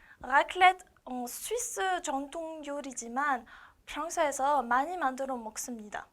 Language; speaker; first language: Korean; non-native, learner; French